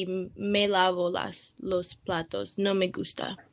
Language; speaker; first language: Spanish; non-native, learner; English